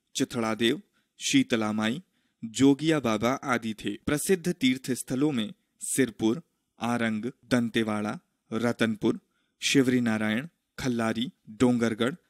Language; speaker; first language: Hindi; native; Hindi